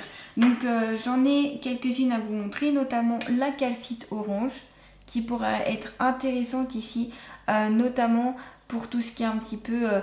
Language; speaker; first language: French; native; French